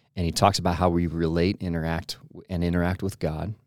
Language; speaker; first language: English; native; English